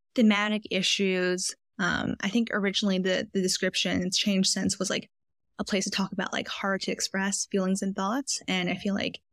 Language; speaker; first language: English; native; English